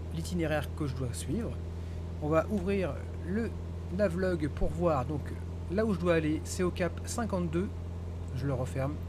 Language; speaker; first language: French; native; French